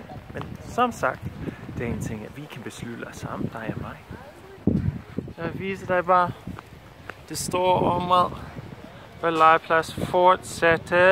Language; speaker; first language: Danish; non-native, fluent; English